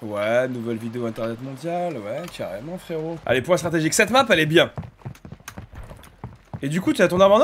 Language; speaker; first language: French; native; French